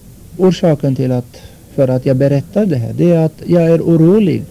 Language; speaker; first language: Swedish; non-native, fluent; Armenian